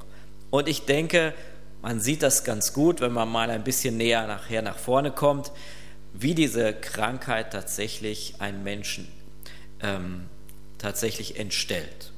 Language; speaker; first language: German; native; German